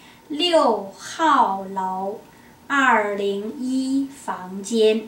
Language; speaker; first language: Chinese; non-native, learner; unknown